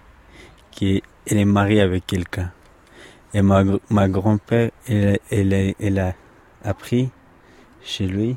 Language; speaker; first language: French; non-native, learner; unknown